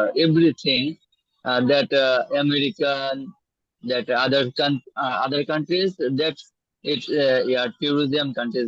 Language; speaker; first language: English; non-native, learner; Bangla